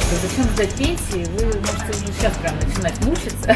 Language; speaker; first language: Russian; native; Russian